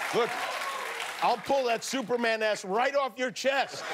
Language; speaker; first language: English; native; English